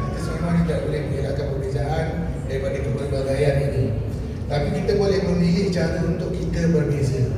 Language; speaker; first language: Malay; native; Malay